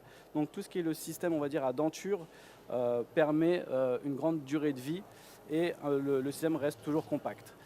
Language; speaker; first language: French; native; French